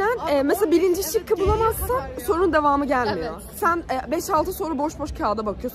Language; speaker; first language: Turkish; native; Turkish